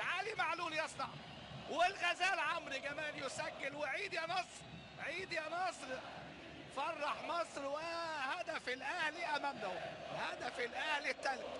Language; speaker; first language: Arabic; native; Arabic